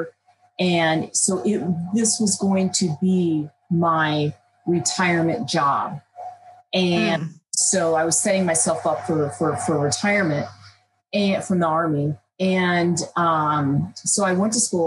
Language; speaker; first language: English; native; English